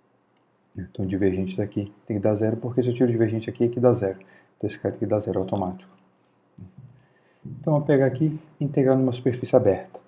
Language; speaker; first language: Portuguese; native; Portuguese